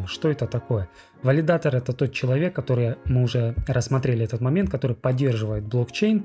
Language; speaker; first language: Russian; native; Russian